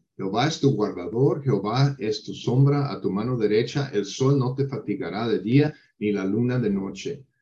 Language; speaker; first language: Spanish; non-native, fluent; English